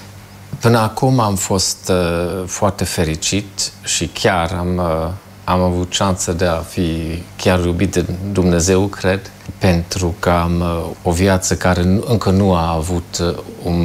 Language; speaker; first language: Romanian; non-native, fluent; German